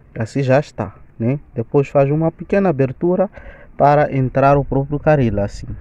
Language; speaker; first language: Portuguese; non-native, local second language; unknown